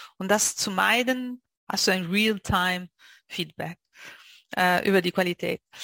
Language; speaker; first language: German; non-native, fluent; Italian